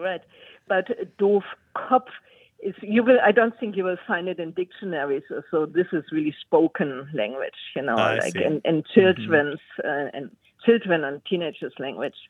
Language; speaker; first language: English; non-native, fluent; German